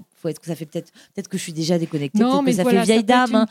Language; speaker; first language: French; native; French